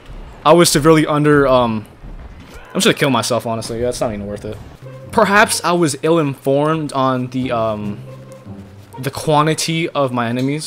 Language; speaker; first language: English; native; English